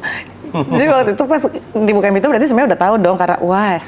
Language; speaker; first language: Indonesian; native; Indonesian